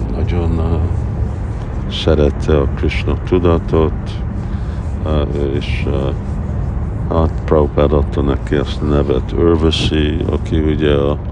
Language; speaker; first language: Hungarian; early bilingual, heritage; Hungarian